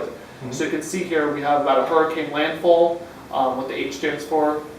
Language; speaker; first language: English; native; English